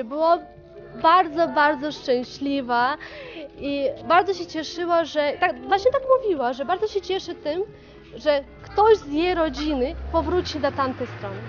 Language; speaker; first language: Polish; early bilingual, heritage; Polish